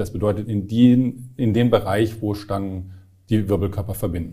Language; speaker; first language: German; native; German